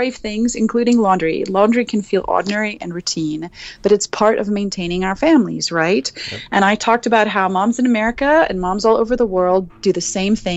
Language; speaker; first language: English; native; English